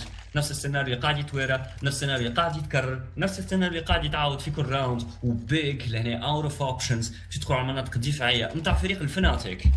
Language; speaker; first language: Arabic; native; Arabic